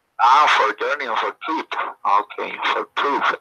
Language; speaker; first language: English; non-native, learner; Spanish